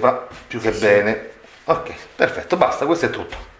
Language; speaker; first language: Italian; native; Italian